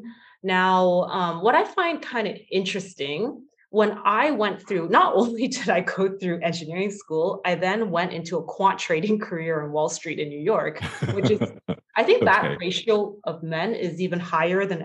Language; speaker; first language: English; native; English